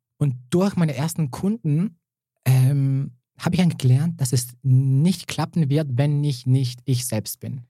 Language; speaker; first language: German; early bilingual, other home language; Serbian